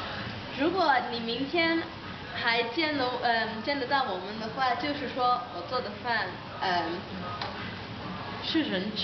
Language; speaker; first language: Chinese; non-native, learner; Dutch